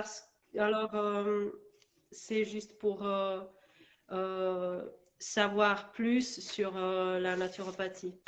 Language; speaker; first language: French; non-native, learner; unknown